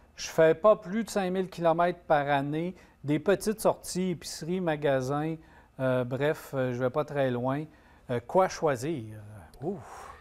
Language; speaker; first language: French; native; French